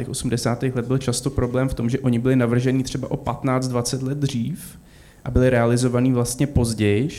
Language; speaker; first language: Czech; native; Czech